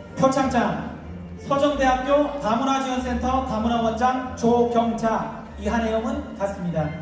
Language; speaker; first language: Korean; native; Korean